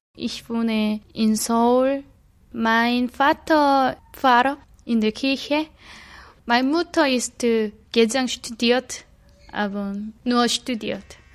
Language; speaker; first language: German; non-native, learner; Korean